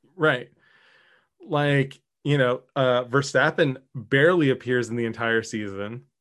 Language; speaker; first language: English; native; English